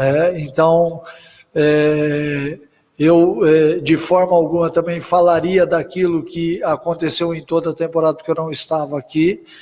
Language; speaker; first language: Portuguese; native; Portuguese